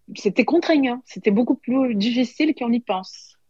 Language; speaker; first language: French; non-native, fluent; Portuguese